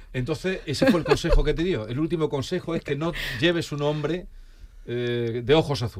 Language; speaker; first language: Spanish; native; Spanish